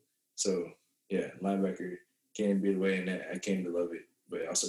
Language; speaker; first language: English; native; English